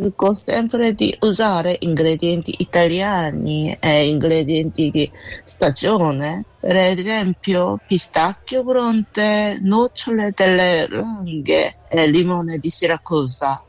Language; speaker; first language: Italian; non-native, learner; Korean